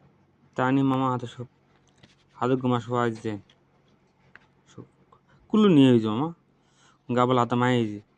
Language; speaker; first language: Arabic; non-native, learner; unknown